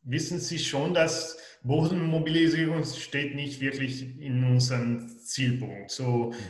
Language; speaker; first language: German; non-native, local second language; Italian